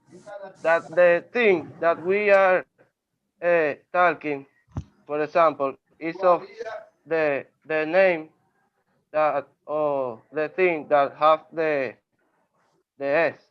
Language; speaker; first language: English; non-native, learner; Spanish